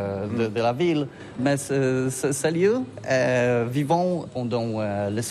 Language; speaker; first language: French; non-native, learner; Polish